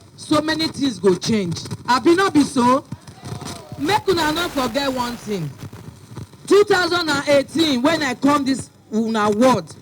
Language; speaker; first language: Nigerian Pidgin; non-native, local second language; Bini